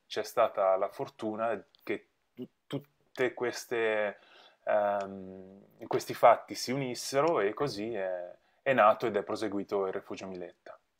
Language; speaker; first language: Italian; native; Italian